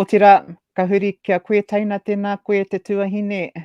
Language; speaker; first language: Māori; non-native, local second language; English